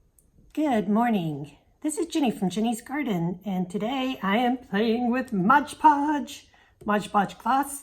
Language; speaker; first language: English; native; English